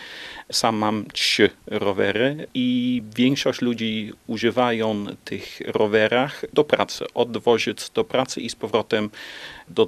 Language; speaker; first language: Polish; non-native, learner; Dutch